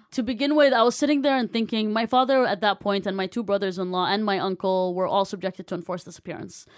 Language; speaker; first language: English; non-native, fluent; Arabic